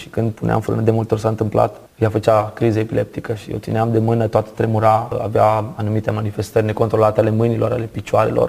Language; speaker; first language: Romanian; native; Romanian